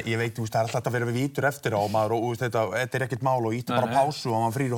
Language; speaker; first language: Icelandic; native; Icelandic